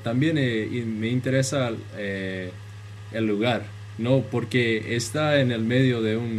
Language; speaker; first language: Spanish; early bilingual, heritage; Spanish